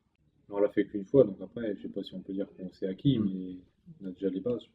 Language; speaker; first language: French; native; French